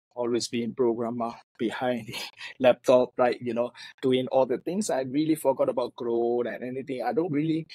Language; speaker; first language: English; non-native, fluent; Burmese